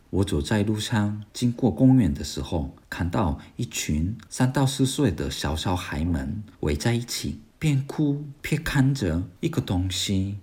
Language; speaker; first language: Chinese; non-native, fluent; Korean